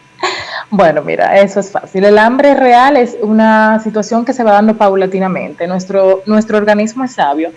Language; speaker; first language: Spanish; native; Spanish